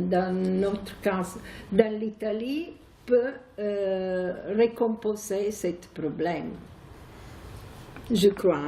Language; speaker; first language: French; non-native, fluent; Italian